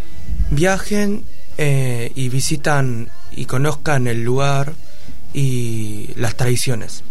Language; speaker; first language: Spanish; early bilingual, other home language; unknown